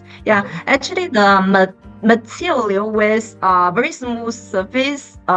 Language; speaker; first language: English; non-native, fluent; Chinese